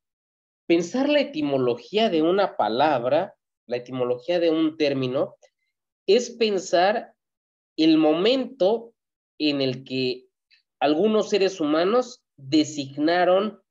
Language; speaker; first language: Spanish; native; Spanish